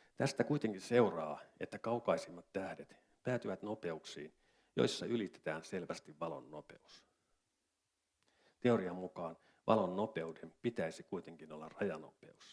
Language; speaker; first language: Finnish; native; Finnish